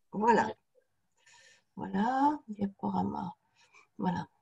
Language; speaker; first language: French; native; French